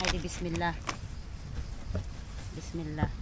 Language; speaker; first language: Turkish; non-native, learner; Filipino